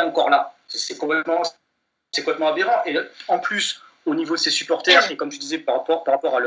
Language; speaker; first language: French; native; French